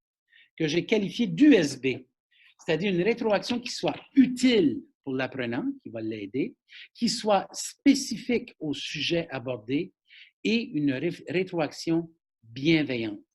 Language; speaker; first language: French; native; French